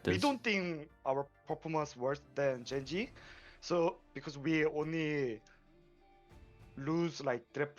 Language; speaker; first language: English; non-native, learner; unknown